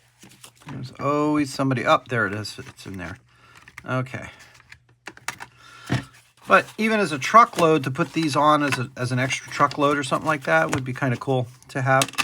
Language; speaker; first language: English; native; English